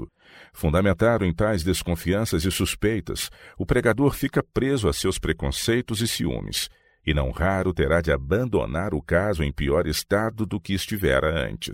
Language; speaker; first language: Portuguese; native; Portuguese